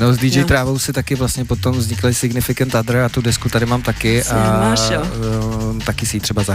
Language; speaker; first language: Czech; native; Czech